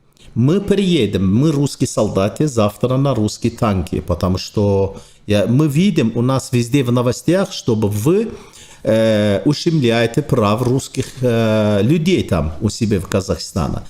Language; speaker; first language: Russian; non-native, fluent; Turkish